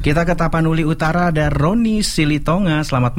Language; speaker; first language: Indonesian; native; Indonesian